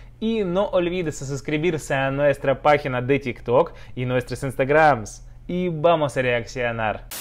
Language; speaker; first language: Spanish; non-native, learner; Russian